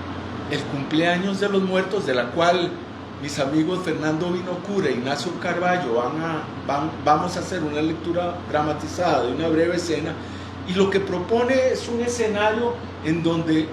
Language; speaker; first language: Spanish; native; Spanish